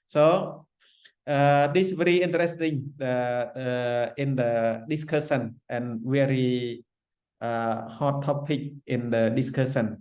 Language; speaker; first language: English; non-native, fluent; Khmer